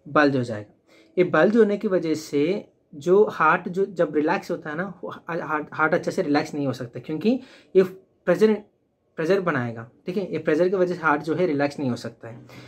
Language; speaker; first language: Hindi; non-native, local second language; Telugu